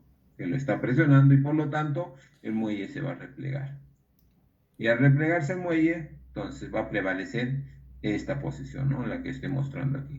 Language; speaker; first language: Spanish; native; Spanish